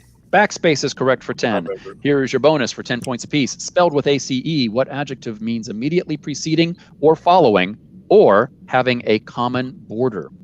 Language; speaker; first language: English; native; English